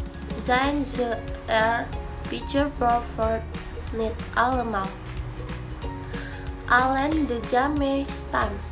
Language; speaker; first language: Dutch; non-native, learner; Indonesian